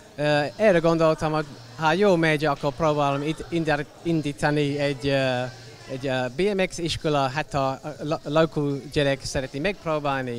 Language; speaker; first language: Hungarian; non-native, learner; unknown